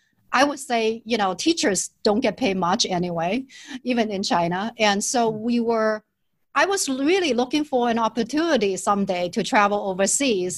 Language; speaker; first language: English; non-native, fluent; Chinese